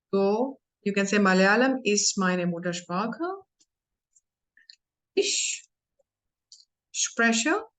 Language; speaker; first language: German; non-native, learner; Hindi